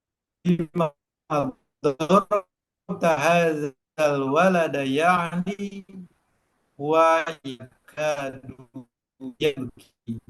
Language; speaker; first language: Arabic; non-native, learner; Indonesian